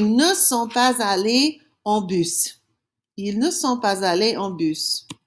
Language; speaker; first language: French; non-native, fluent; English